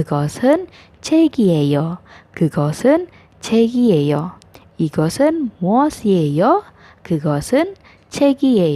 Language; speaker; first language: Korean; non-native, fluent; Indonesian